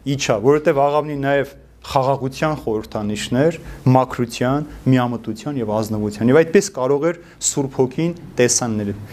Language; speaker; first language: Armenian; native; Armenian